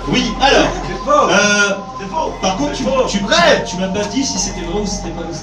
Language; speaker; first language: French; native; French